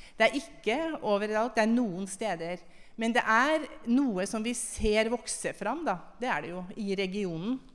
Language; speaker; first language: Norwegian; native; Norwegian